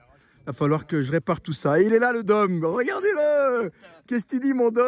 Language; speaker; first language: French; native; French